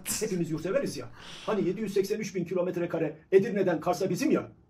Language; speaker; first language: Turkish; native; Turkish